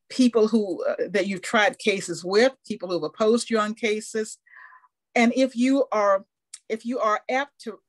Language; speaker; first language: English; native; English